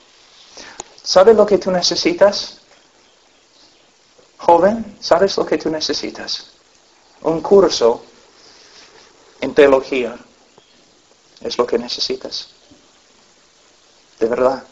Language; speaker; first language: Spanish; non-native, fluent; English